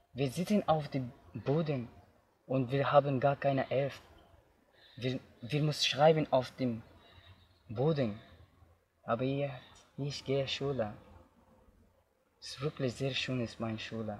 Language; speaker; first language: German; non-native, learner; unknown